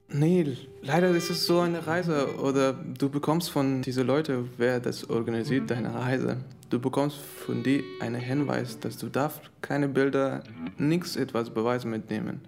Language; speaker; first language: German; non-native, learner; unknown